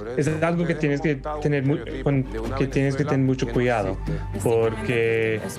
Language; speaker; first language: Spanish; non-native, fluent; English